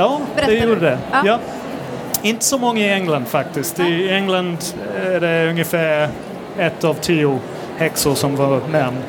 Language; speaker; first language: Swedish; non-native, fluent; English